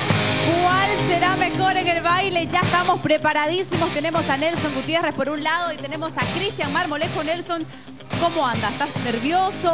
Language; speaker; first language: Spanish; native; Spanish